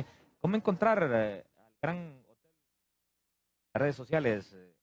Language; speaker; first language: Spanish; native; Spanish